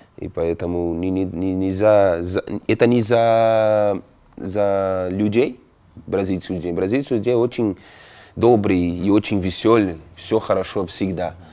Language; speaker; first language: Russian; non-native, fluent; Portuguese